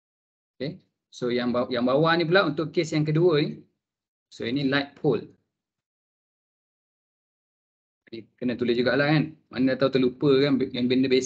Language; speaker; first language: Malay; native; Malay